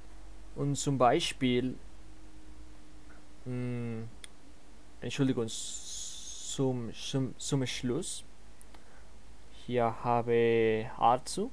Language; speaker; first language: German; non-native, learner; Spanish